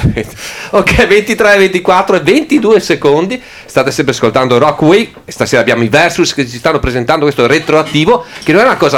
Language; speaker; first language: Italian; native; Italian